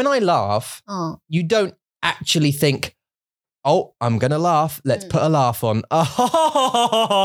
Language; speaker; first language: English; native; English